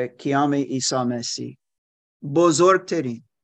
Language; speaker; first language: Persian; non-native, learner; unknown